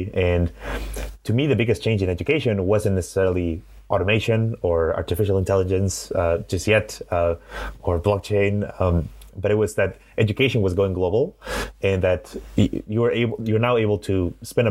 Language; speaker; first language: English; non-native, fluent; Spanish